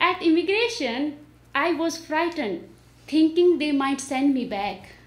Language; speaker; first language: English; non-native, local second language; Nepali